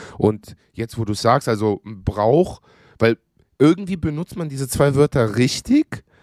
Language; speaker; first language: German; early bilingual, other home language; Greek